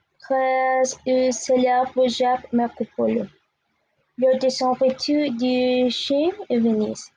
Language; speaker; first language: French; non-native, learner; Spanish